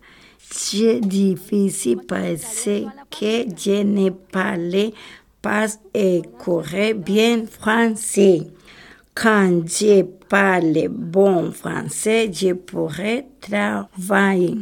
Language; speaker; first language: French; non-native, learner; Spanish